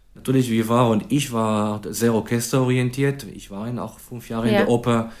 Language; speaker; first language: German; non-native, fluent; Hebrew